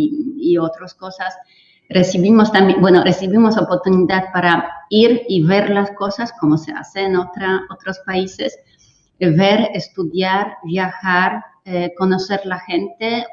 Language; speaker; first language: Spanish; non-native, fluent; Polish